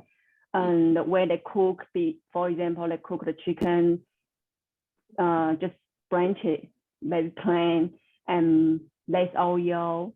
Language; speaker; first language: English; non-native, learner; Chinese